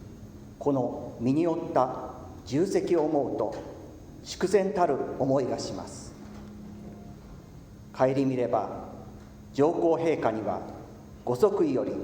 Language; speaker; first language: Japanese; native; Japanese